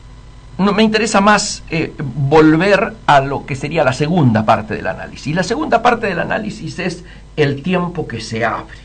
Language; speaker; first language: Spanish; native; Spanish